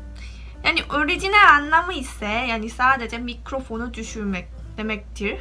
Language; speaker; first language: Turkish; non-native, fluent; Korean